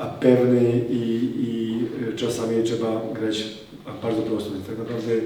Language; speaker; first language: Polish; non-native, fluent; Serbian